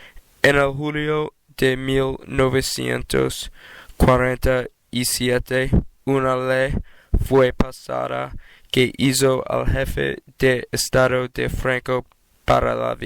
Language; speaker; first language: Spanish; non-native, learner; English